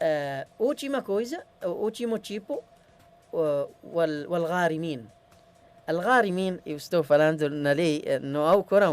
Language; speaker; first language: Portuguese; non-native, learner; Arabic